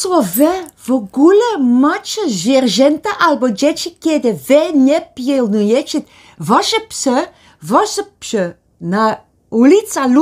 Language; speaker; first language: Polish; non-native, learner; Dutch